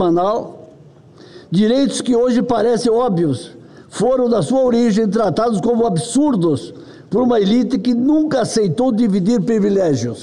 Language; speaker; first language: Portuguese; native; Portuguese